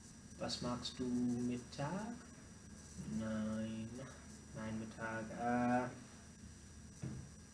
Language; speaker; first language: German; non-native, learner; English